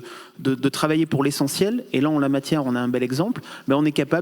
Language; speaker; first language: French; native; French